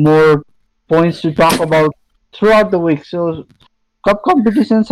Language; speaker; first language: English; non-native, local second language; Nepali